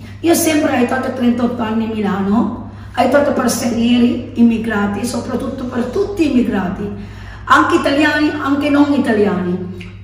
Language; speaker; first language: Italian; non-native, learner; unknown